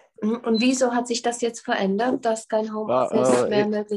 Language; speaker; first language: German; non-native, fluent; Czech